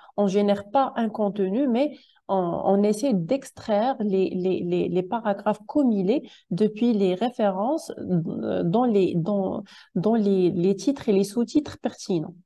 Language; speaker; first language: French; non-native, local second language; Arabic